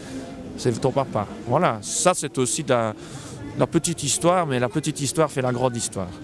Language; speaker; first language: French; native; French